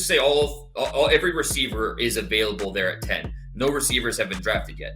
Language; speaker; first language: English; native; English